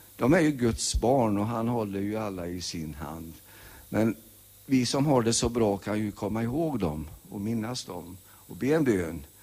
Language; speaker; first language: Swedish; early bilingual, heritage; Swedish